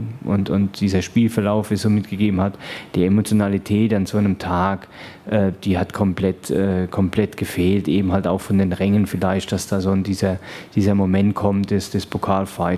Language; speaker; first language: German; native; German